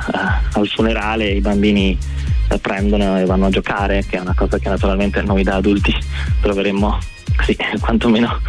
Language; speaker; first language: Italian; native; Italian